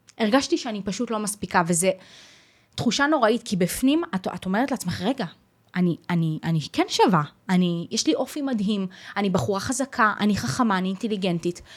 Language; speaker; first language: Hebrew; native; Hebrew